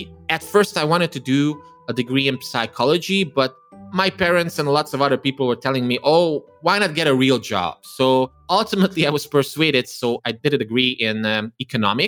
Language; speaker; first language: English; non-native, fluent; Romanian